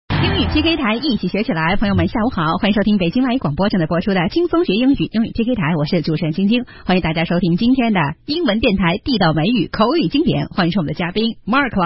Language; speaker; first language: Chinese; native; Chinese